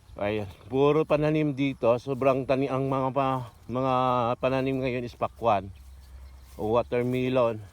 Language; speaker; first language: Filipino; non-native, local second language; Cebuano